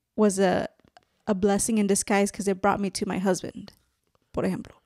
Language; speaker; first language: English; early bilingual, other home language; Spanish